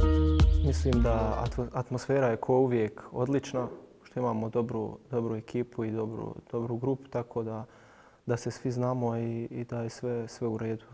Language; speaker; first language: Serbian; early bilingual, heritage; Bosnian